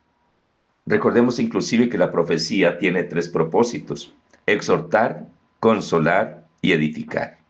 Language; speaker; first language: Spanish; native; Spanish